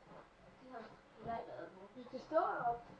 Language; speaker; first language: Danish; native; Danish